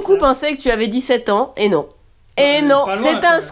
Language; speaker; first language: French; native; French